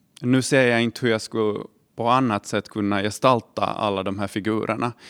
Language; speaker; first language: Swedish; native; Swedish